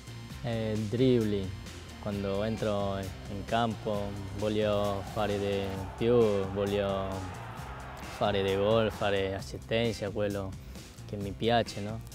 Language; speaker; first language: Italian; non-native, learner; Korean